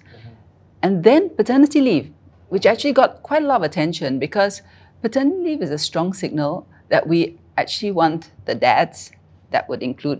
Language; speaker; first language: English; native; English